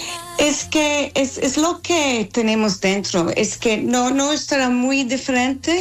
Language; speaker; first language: Spanish; non-native, fluent; English